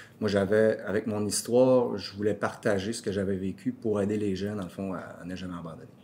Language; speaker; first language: French; native; French